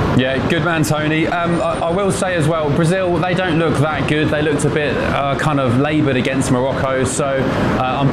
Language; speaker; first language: English; native; English